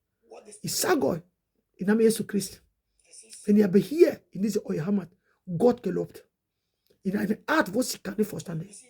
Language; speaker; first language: German; non-native, learner; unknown